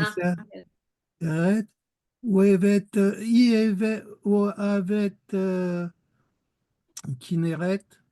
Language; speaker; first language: Hebrew; non-native, learner; French